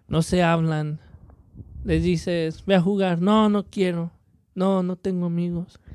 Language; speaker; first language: Spanish; native; Spanish